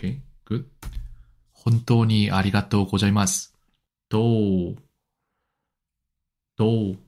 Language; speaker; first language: Japanese; non-native, learner; Korean